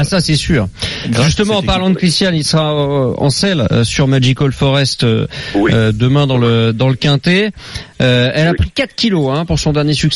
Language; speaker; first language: French; native; French